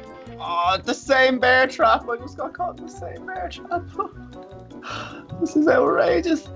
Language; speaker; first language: English; native; English